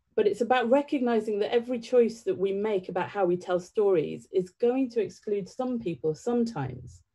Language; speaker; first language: English; native; English